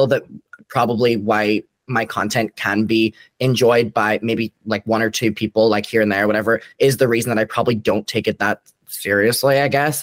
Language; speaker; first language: English; native; English